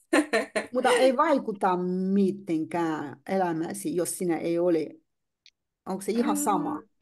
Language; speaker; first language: Finnish; non-native, learner; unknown